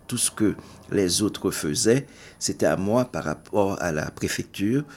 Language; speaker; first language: French; non-native, local second language; Haitian Creole